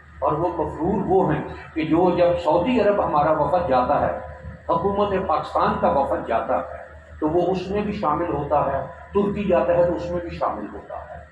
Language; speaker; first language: Urdu; non-native, local second language; Punjabi